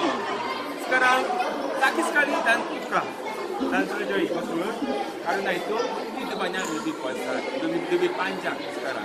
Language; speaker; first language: Indonesian; non-native, learner; Korean